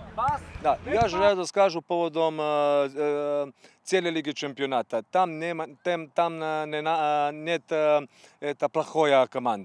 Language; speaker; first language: Russian; non-native, learner; Serbian